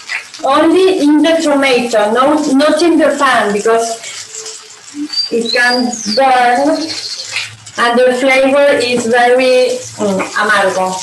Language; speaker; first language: English; non-native, learner; Spanish